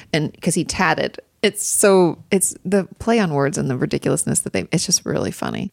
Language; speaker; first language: English; native; English